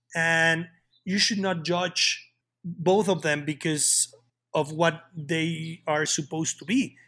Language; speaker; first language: English; non-native, fluent; Spanish